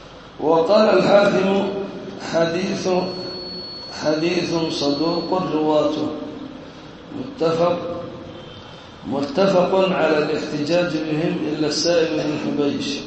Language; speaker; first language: Arabic; native; Arabic